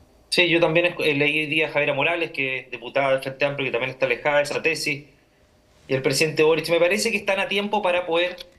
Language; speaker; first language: Spanish; native; Spanish